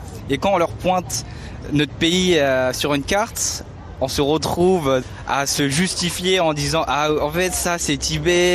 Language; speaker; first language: French; early bilingual, other home language; Tibetan